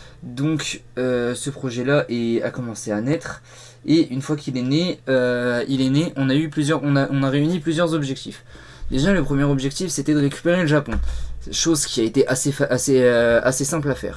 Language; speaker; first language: French; native; French